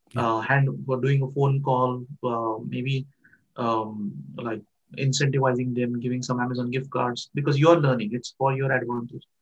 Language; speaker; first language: English; non-native, local second language; Marathi